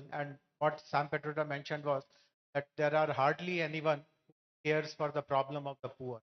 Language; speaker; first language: English; non-native, local second language; Telugu